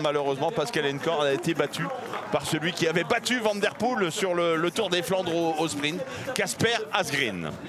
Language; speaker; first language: French; native; French